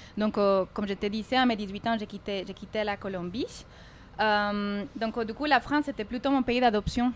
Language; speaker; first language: French; non-native, fluent; Spanish